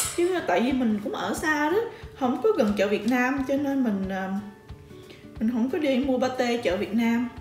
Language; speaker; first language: Vietnamese; early bilingual, heritage; Vietnamese